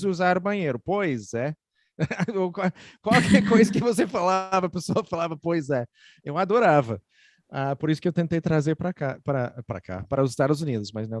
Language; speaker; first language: Portuguese; non-native, fluent; English